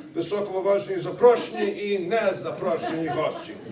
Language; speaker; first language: Ukrainian; early bilingual, heritage; Ukrainian